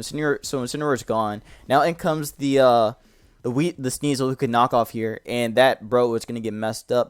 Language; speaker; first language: English; native; English